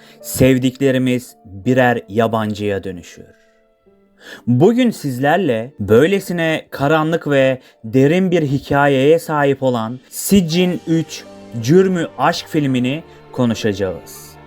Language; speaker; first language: Turkish; native; Turkish